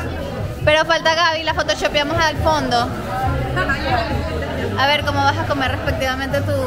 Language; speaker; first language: Spanish; native; Spanish